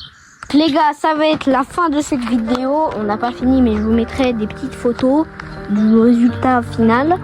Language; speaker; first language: French; native; French